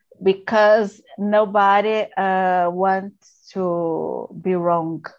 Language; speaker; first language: English; non-native, learner; Portuguese